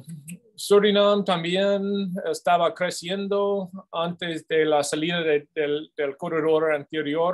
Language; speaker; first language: Spanish; non-native, fluent; English